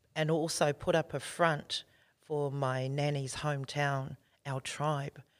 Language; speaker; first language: English; native; English